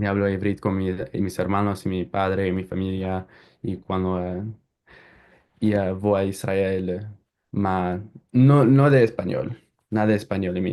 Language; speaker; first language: Spanish; non-native, learner; English